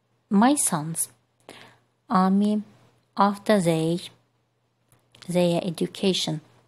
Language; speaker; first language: English; non-native, fluent; Azerbaijani